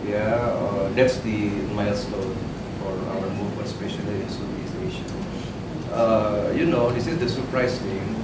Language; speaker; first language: English; non-native, learner; Indonesian